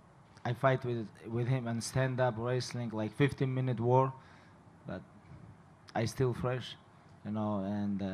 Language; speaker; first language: English; non-native, learner; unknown